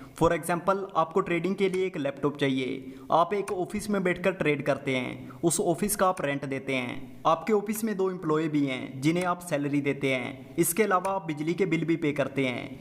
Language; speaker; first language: Hindi; native; Hindi